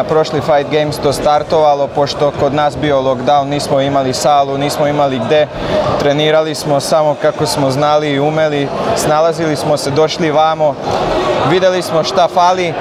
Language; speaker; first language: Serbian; non-native, local second language; Slovak